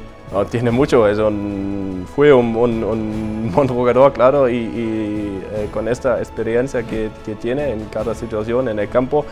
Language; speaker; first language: Spanish; non-native, fluent; German